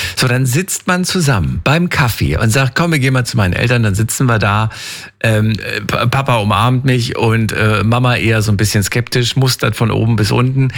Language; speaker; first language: German; native; German